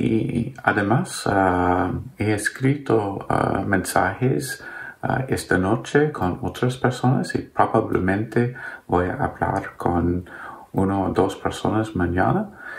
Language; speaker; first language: Spanish; non-native, learner; English